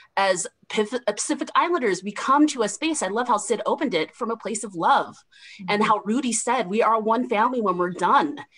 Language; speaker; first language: English; native; English